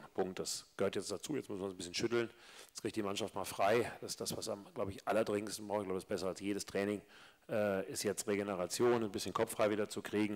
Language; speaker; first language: German; native; German